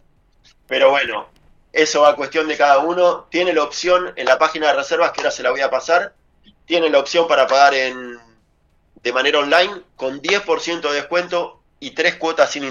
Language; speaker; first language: Spanish; native; Spanish